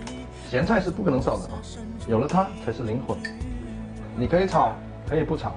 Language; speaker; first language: Chinese; native; Chinese